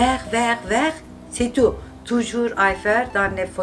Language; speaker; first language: French; non-native, learner; Turkish